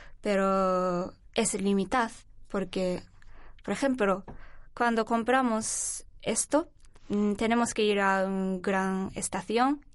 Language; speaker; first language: Spanish; non-native, learner; Japanese